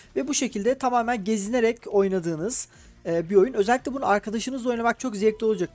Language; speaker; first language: Turkish; native; Turkish